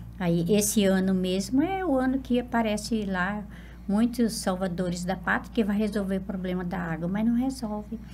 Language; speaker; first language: Portuguese; non-native, local second language; Guarani